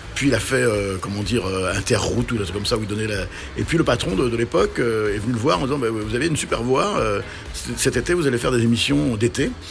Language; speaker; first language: French; non-native, local second language; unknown